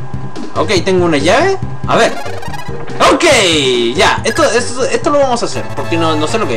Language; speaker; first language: Spanish; native; Spanish